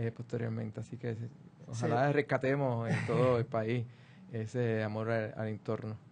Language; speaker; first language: Spanish; native; Spanish